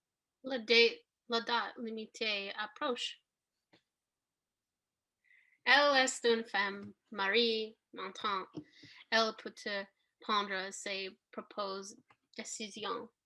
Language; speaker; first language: French; non-native, learner; English